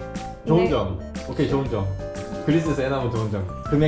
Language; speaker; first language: Korean; native; Korean